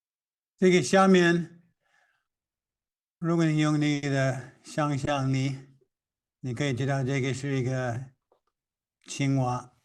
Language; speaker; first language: Chinese; non-native, fluent; English